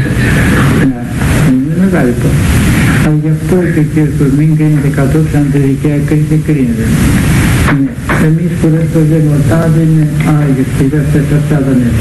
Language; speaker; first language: Greek; native; Greek